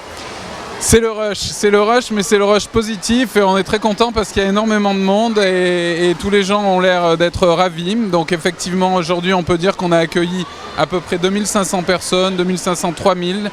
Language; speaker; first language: French; native; French